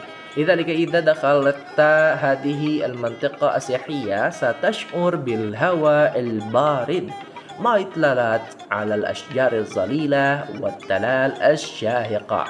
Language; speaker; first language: Arabic; non-native, learner; Indonesian